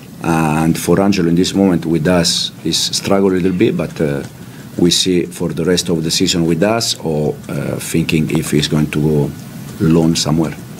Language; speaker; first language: English; non-native, fluent; Italian